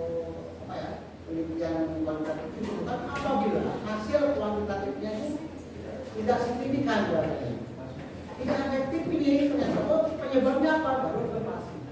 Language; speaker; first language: Indonesian; native; Indonesian